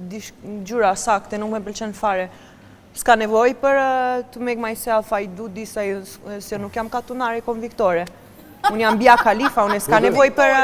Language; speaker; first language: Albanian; non-native, learner; Romanian